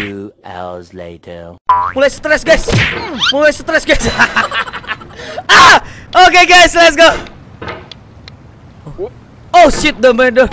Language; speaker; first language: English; non-native, learner; Indonesian